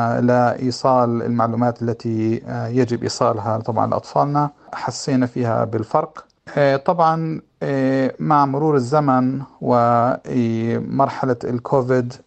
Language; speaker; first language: Arabic; native; Arabic